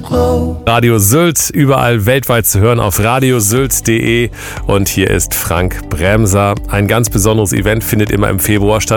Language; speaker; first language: German; native; German